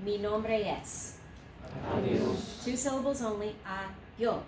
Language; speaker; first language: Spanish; non-native, fluent; English